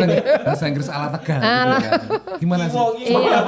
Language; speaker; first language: Indonesian; native; Indonesian